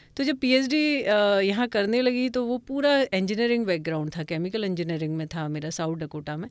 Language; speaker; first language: Hindi; non-native, local second language; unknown